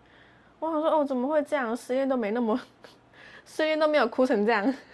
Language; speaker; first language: Chinese; native; Chinese